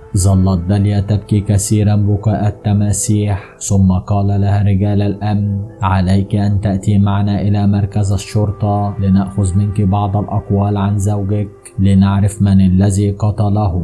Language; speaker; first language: Arabic; native; Arabic